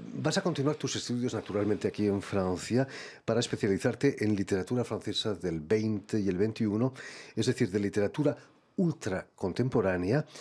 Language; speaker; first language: Spanish; native; Spanish